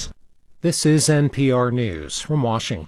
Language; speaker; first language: English; native; English